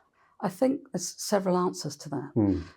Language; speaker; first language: English; native; English